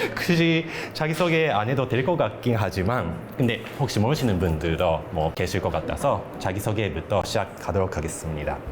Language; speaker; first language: Korean; non-native, fluent; Japanese